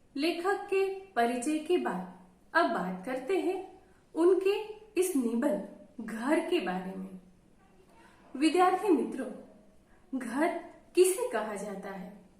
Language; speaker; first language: Hindi; non-native, local second language; Gujarati